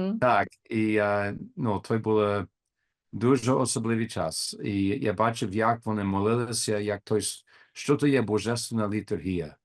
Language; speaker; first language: Ukrainian; non-native, learner; English